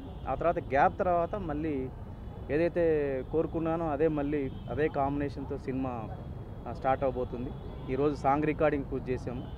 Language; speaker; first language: Telugu; native; Telugu